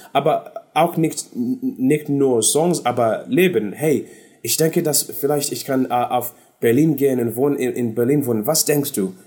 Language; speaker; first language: German; non-native, learner; English